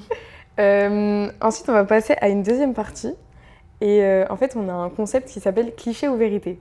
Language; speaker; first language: French; early bilingual, other home language; Arabic